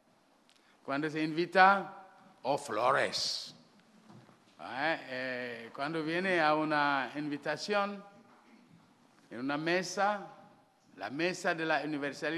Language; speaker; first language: Spanish; non-native, learner; Wolof